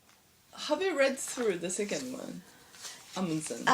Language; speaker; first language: English; non-native, learner; Japanese